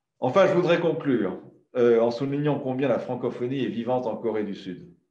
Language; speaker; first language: French; native; French